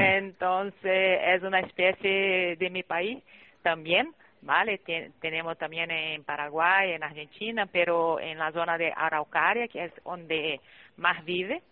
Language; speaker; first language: Spanish; non-native, fluent; Portuguese